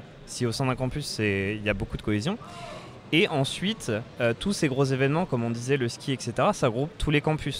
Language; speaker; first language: French; native; French